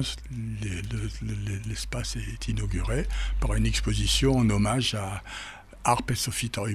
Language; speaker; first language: French; native; French